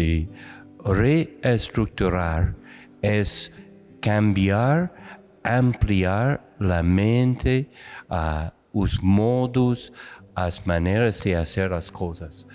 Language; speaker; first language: Portuguese; non-native, fluent; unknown